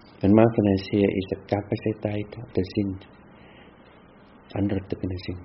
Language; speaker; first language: Dutch; non-native, fluent; Vietnamese